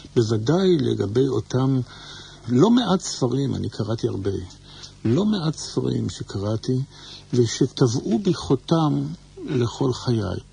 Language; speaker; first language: Hebrew; native; Hebrew